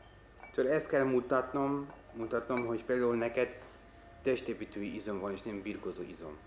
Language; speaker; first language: Hungarian; non-native, fluent; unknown